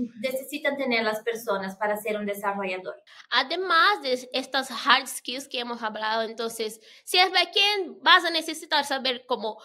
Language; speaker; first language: Spanish; non-native, fluent; Portuguese